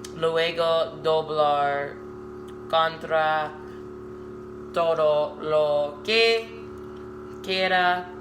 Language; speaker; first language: Spanish; non-native, learner; English